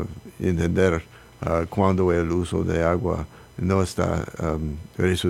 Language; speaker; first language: Spanish; non-native, learner; English